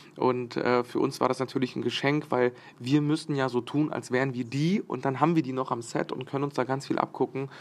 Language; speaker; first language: German; early bilingual, other home language; Bosnian